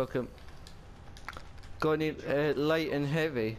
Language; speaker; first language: English; native; English